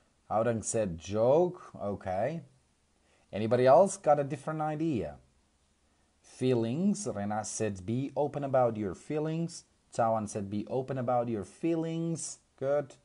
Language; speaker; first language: English; non-native, fluent; Central Kurdish